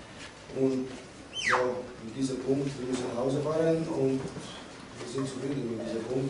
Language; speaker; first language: German; non-native, learner; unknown